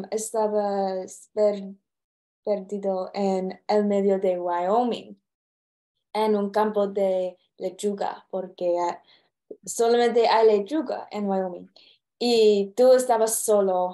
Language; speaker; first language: Spanish; non-native, learner; English